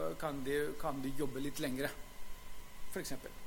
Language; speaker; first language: Norwegian; non-native, fluent; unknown